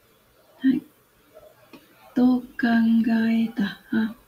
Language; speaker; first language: Japanese; non-native, fluent; Vietnamese